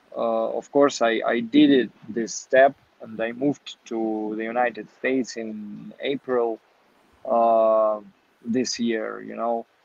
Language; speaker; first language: English; non-native, learner; Ukrainian